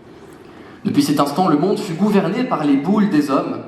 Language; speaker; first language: French; native; French